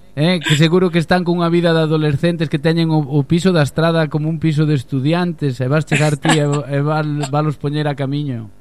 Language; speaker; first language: Galician; native; Galician